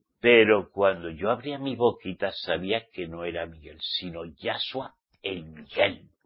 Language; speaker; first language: Spanish; native; Spanish